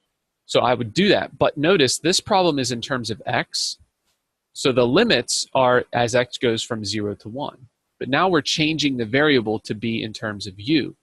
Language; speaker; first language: English; native; English